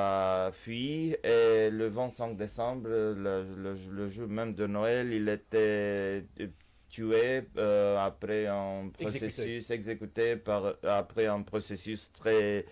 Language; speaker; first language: French; non-native, fluent; Romanian